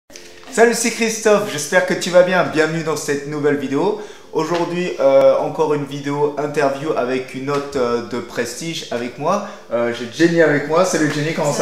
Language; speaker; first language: French; native; French